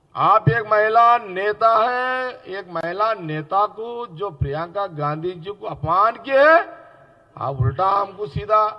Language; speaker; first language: Hindi; non-native, local second language; Telugu